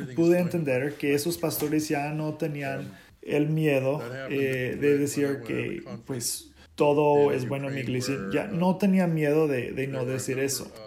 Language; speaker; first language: Spanish; non-native, fluent; English